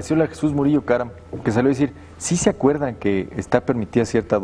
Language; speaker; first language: Spanish; native; Spanish